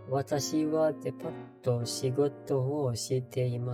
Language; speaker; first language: Japanese; non-native, learner; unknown